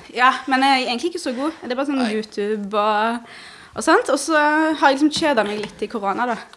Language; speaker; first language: Norwegian; early bilingual, other home language; Arabic